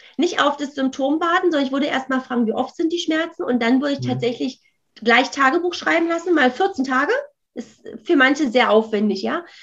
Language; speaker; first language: German; native; German